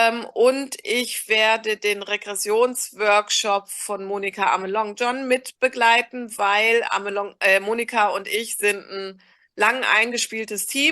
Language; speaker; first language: German; native; German